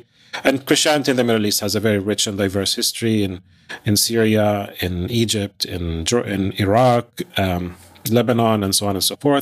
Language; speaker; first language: English; non-native, fluent; Arabic